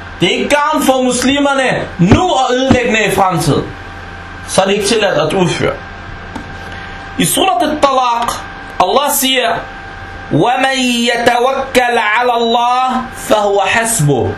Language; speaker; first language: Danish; non-native, fluent; Arabic